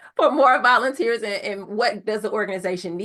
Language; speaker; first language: English; native; English